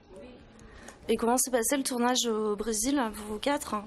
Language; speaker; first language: French; native; French